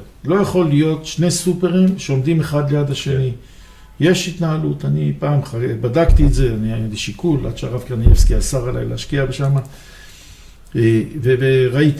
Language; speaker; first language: Hebrew; native; Hebrew